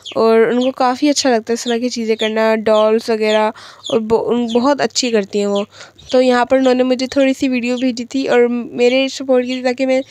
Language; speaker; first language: Urdu; native; Urdu